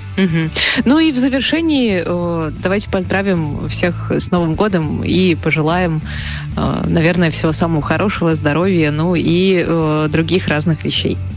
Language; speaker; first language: Russian; native; Russian